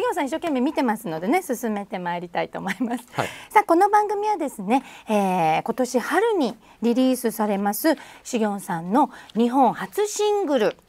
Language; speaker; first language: Japanese; native; Japanese